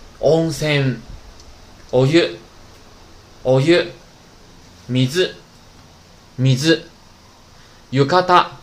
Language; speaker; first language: Japanese; non-native, fluent; Chinese